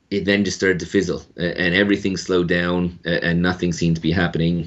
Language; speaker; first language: English; native; English